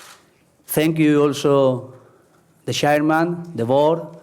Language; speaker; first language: English; non-native, learner; Spanish